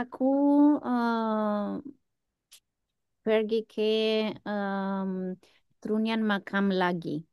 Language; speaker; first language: Indonesian; non-native, learner; English